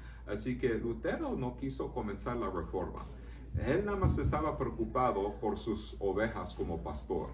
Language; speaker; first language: Spanish; early bilingual, heritage; Spanish